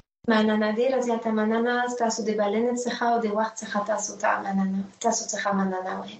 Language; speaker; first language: Pashto; non-native, fluent; French